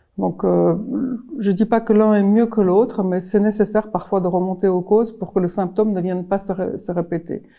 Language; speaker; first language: French; early bilingual, other home language; Armenian